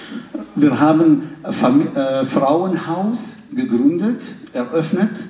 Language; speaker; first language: German; non-native, fluent; Arabic